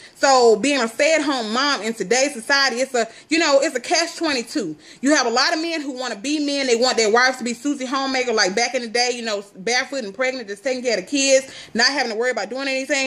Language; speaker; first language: English; native; English